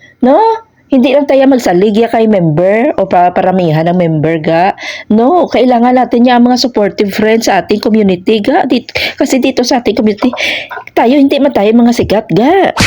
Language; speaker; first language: Filipino; non-native, local second language; Hiligaynon